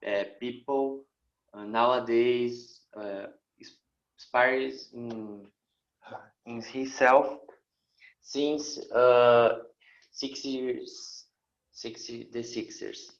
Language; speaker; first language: English; non-native, learner; Portuguese